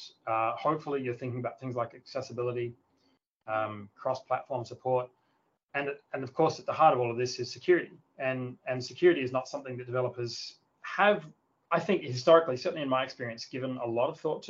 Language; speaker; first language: English; native; English